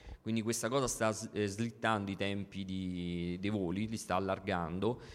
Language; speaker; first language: Italian; native; Italian